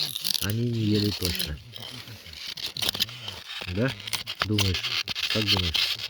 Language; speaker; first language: Russian; native; Russian